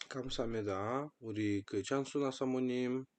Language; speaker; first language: Korean; non-native, fluent; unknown